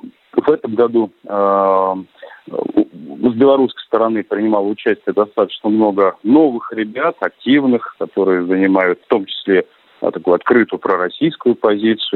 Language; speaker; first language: Russian; native; Russian